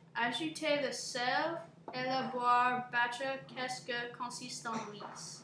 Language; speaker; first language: French; non-native, learner; English